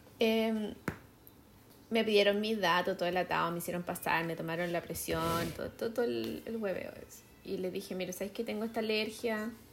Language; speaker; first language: Spanish; native; Spanish